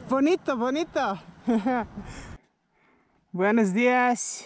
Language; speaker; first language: Spanish; non-native, learner; Serbian